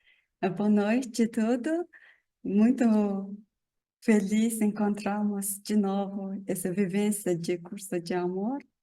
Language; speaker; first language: Portuguese; non-native, learner; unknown